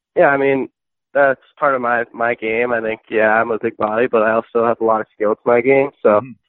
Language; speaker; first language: English; native; English